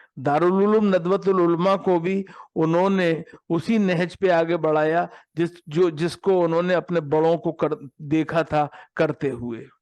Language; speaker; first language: Urdu; native; Urdu